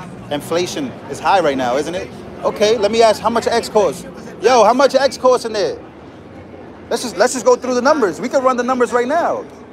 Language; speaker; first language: English; early bilingual, other home language; Spanish